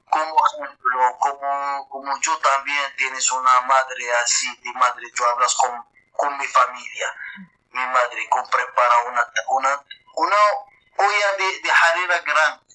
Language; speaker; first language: Spanish; non-native, learner; Arabic